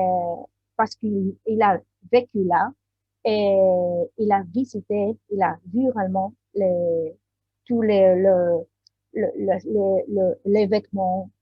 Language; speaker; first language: French; non-native, learner; Spanish